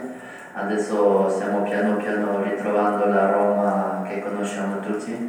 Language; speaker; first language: Italian; non-native, fluent; French